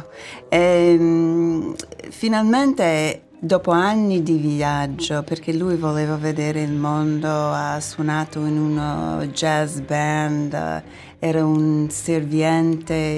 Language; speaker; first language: Italian; non-native, fluent; English